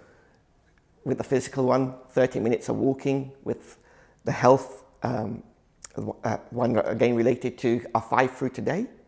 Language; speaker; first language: English; early bilingual, other home language; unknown